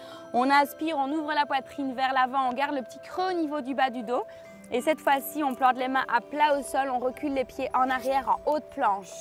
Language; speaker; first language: French; native; French